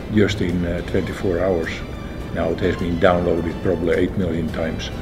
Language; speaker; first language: English; non-native, fluent; Dutch